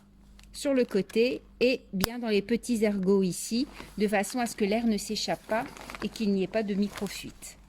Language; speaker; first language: French; native; French